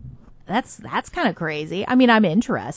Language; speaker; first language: English; native; English